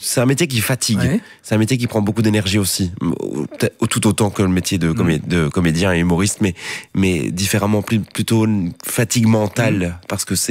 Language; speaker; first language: French; native; French